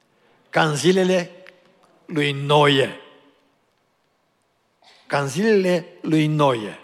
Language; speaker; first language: Romanian; native; Romanian